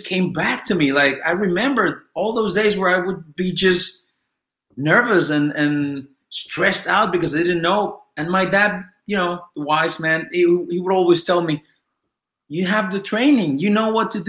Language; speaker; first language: English; non-native, fluent; Spanish